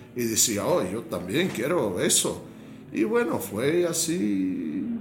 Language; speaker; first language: Spanish; non-native, fluent; English